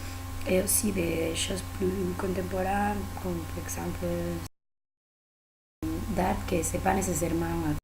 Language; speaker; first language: French; non-native, learner; Spanish